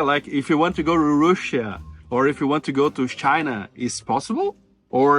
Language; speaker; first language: English; non-native, fluent; Portuguese